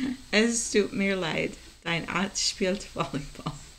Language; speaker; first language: German; non-native, learner; Spanish